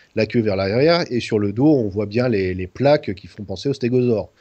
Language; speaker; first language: French; native; French